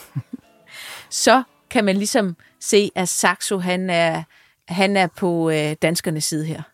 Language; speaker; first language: Danish; native; Danish